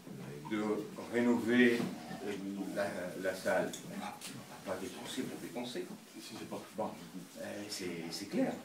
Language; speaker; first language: French; native; French